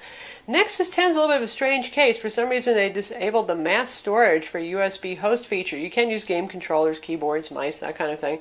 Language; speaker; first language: English; native; English